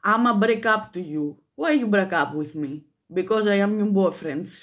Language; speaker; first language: English; non-native, fluent; Greek